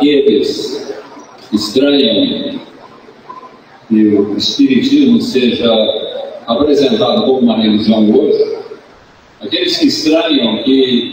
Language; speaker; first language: Portuguese; native; Portuguese